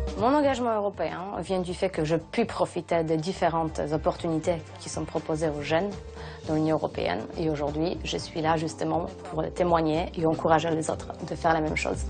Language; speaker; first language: French; non-native, fluent; Polish